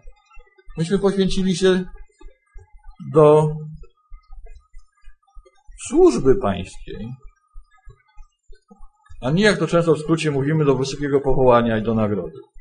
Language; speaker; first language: Polish; native; Polish